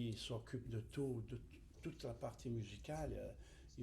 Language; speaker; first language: French; non-native, fluent; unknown